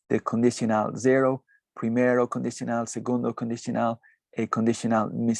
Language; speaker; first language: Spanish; non-native, fluent; English